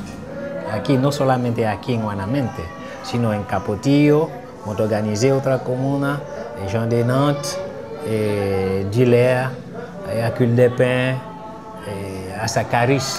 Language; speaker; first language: Spanish; non-native, fluent; Haitian Creole